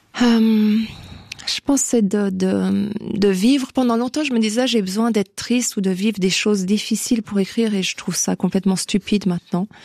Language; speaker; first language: French; native; French